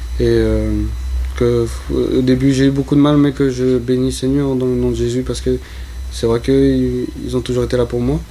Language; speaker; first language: French; early bilingual, other home language; Spanish